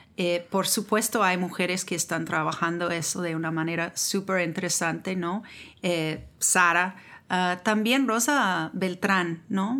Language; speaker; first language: Spanish; non-native, fluent; English